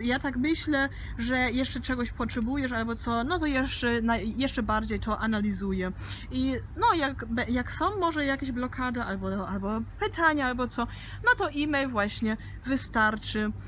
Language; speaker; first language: Polish; early bilingual, heritage; Polish